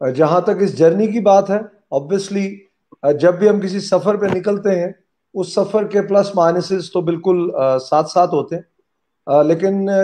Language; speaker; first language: Urdu; non-native, local second language; Punjabi